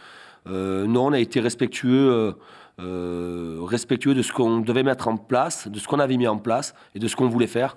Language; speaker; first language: French; native; French